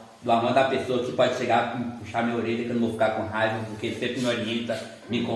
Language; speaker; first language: Portuguese; native; Portuguese